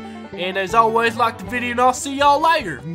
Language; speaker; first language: English; native; English